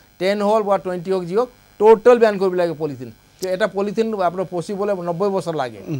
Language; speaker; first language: Assamese; non-native, local second language; Nepali